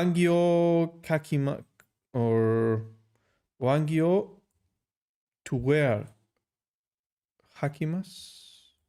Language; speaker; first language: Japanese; non-native, learner; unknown